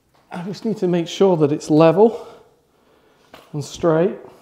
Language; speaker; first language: English; native; English